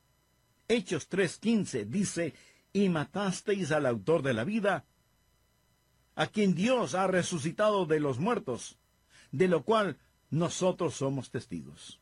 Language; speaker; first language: Spanish; native; Spanish